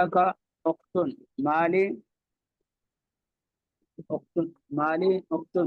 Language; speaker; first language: Arabic; non-native, learner; Urdu